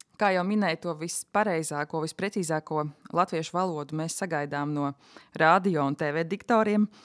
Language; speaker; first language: Latvian; native; Latvian